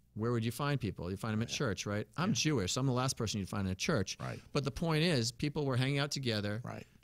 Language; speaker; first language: English; native; English